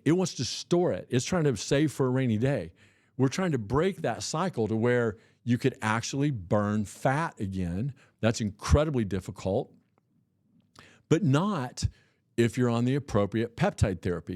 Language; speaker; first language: English; native; English